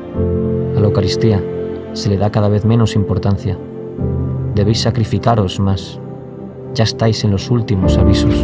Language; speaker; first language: Spanish; native; Spanish